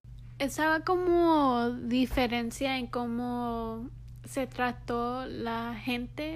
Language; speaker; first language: Spanish; early bilingual, heritage; English